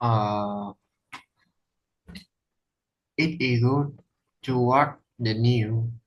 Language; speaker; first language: English; non-native, learner; Vietnamese